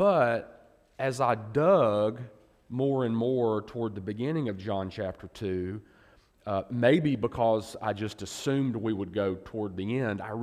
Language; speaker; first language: English; native; English